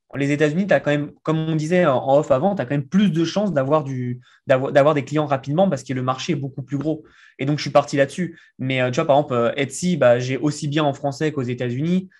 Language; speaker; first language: French; native; French